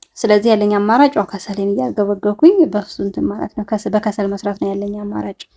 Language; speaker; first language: Amharic; native; Amharic